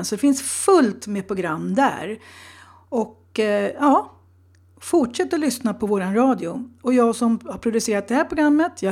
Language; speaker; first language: Swedish; native; Swedish